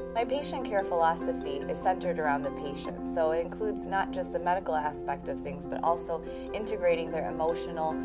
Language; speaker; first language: English; native; English